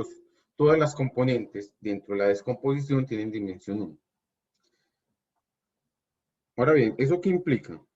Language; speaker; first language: Spanish; native; Spanish